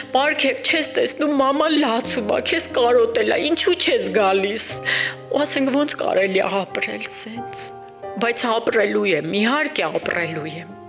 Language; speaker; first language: Armenian; native; Armenian